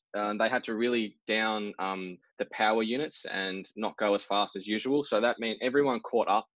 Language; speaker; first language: English; native; English